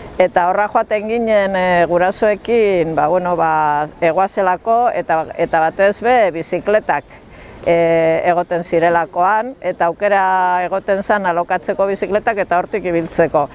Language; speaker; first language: Basque; native; Basque